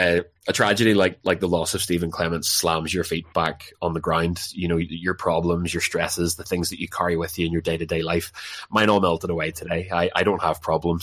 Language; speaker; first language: English; native; English